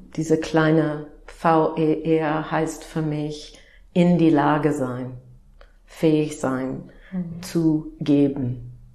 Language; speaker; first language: German; non-native, fluent; English